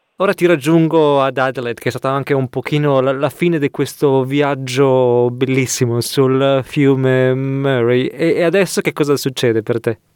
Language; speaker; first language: Italian; native; Italian